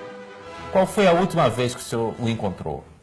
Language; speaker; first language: Portuguese; native; Portuguese